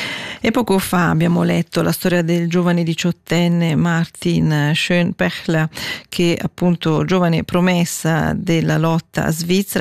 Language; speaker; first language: Italian; native; Italian